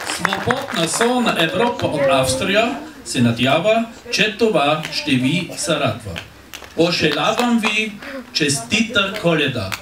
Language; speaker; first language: Bulgarian; non-native, learner; German